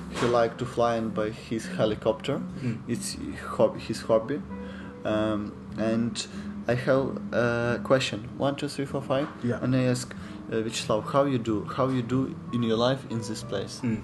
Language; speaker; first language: English; non-native, learner; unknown